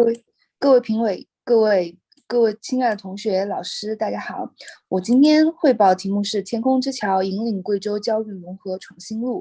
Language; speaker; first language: Chinese; native; Chinese